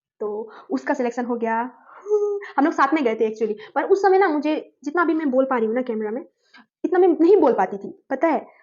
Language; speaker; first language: Hindi; non-native, local second language; Nepali